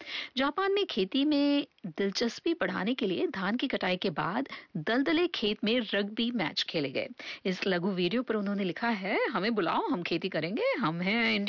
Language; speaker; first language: Hindi; native; Hindi